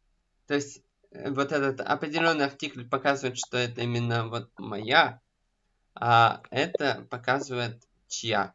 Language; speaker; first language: Russian; native; Russian